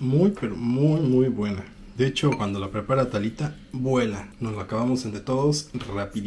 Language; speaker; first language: Spanish; native; Spanish